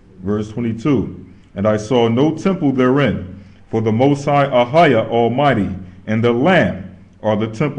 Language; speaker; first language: English; native; English